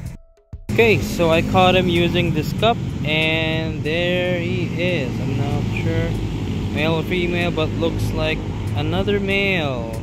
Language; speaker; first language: English; non-native, local second language; Filipino